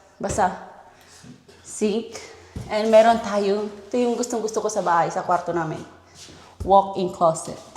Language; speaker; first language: Filipino; native; Filipino